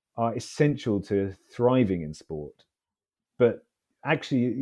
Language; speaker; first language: English; native; English